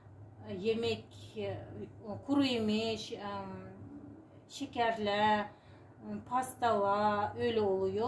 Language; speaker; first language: Turkish; non-native, learner; Uzbek